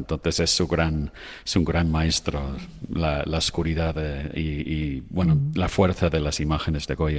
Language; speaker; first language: Spanish; non-native, fluent; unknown